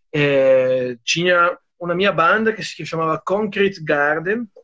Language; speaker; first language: Portuguese; non-native, fluent; Italian